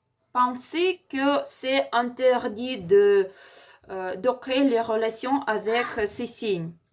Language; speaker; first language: French; non-native, learner; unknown